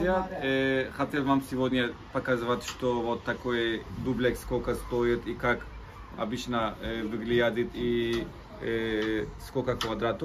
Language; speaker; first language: Russian; non-native, learner; Turkish